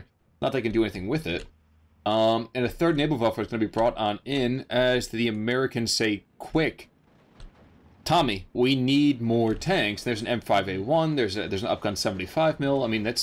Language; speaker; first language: English; native; English